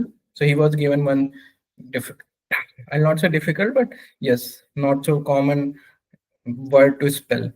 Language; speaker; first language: English; non-native, local second language; Hindi